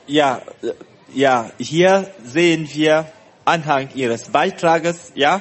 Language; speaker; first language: German; non-native, fluent; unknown